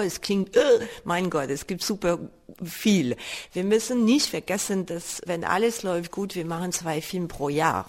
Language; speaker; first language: German; non-native, fluent; French